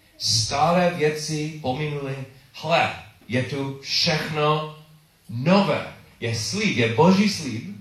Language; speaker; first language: Czech; non-native, learner; English